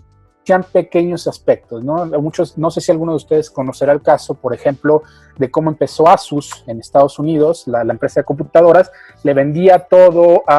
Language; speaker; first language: Spanish; native; Spanish